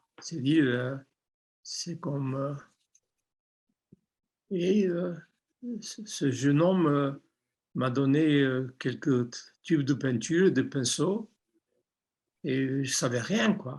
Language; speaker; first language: French; non-native, fluent; Armenian